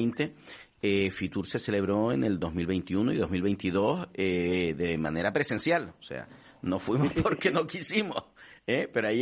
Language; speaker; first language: Spanish; native; Spanish